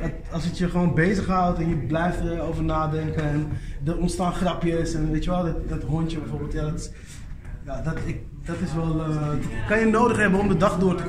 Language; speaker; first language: Dutch; native; Dutch